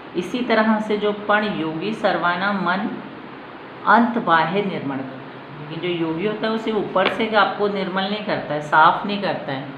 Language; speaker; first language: Hindi; non-native, local second language; Marathi